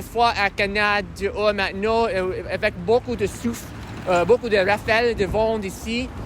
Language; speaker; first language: French; non-native, learner; English